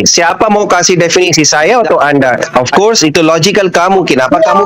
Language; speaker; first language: Indonesian; non-native, learner; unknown